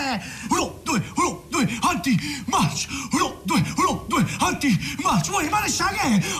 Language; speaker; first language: Italian; native; Italian